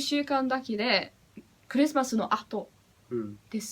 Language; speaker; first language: Japanese; non-native, learner; English